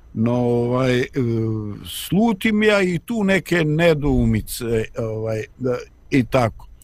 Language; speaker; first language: Bosnian; native; Bosnian